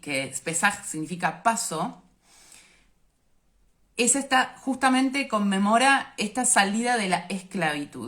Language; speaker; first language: Spanish; native; Spanish